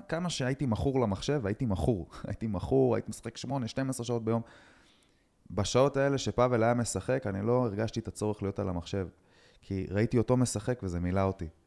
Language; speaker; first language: Hebrew; native; Hebrew